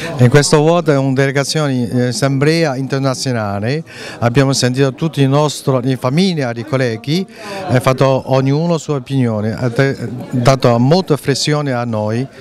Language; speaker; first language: Italian; non-native, learner; Chinese